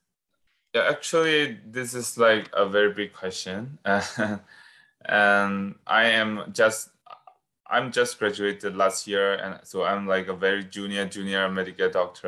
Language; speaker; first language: English; non-native, fluent; Burmese